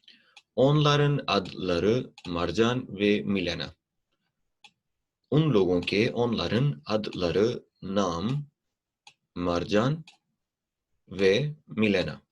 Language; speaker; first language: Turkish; non-native, fluent; Urdu